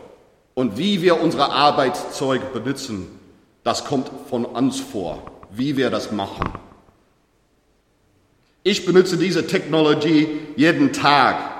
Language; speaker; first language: German; non-native, learner; English